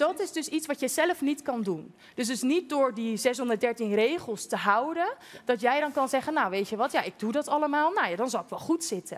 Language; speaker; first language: Dutch; native; Dutch